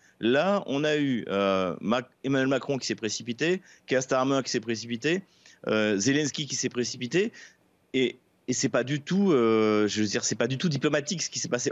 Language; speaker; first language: French; native; French